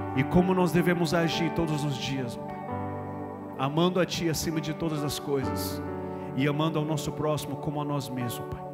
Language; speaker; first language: Portuguese; non-native, fluent; English